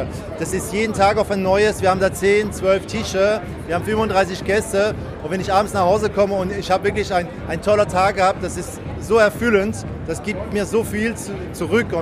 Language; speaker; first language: German; native; German